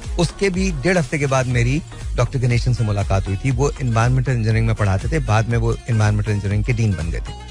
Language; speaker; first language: Urdu; native; Urdu